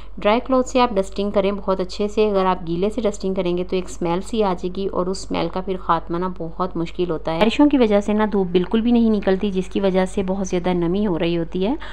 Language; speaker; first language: Urdu; native; Urdu